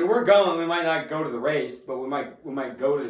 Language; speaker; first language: English; native; English